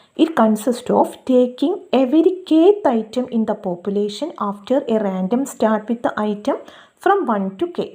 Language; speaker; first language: English; non-native, local second language; Malayalam